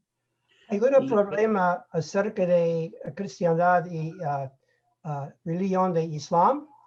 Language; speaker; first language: Spanish; non-native, learner; English